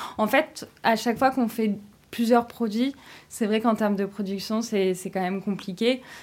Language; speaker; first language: French; native; French